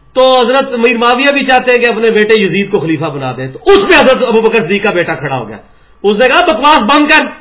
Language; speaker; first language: Urdu; non-native, local second language; Punjabi